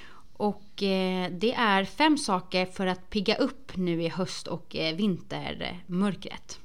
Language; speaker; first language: Swedish; native; Swedish